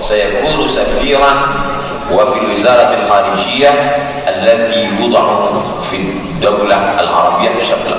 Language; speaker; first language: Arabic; non-native, fluent; Indonesian